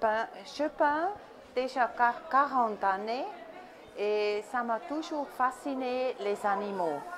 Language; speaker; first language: French; non-native, learner; German